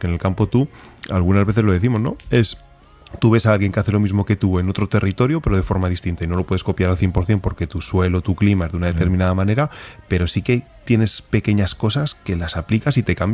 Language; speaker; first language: Spanish; native; Spanish